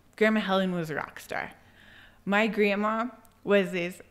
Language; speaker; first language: English; native; English